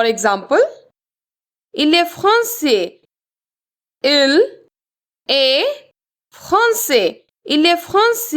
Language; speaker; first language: French; non-native, fluent; Hindi